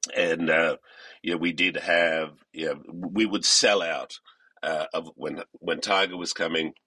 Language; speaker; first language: English; native; English